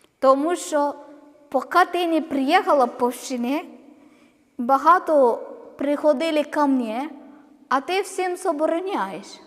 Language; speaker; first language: Ukrainian; non-native, learner; Malayalam